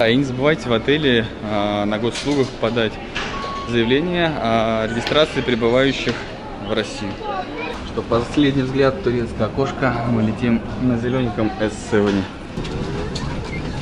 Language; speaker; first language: Russian; native; Russian